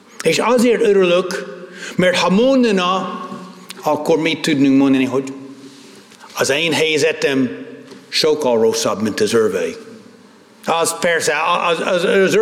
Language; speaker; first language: Hungarian; non-native, fluent; English